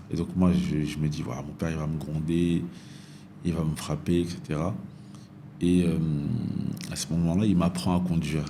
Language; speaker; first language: French; native; French